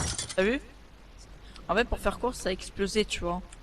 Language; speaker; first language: French; native; French